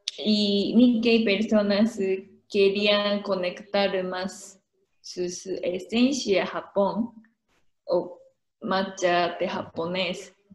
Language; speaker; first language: Spanish; non-native, learner; Japanese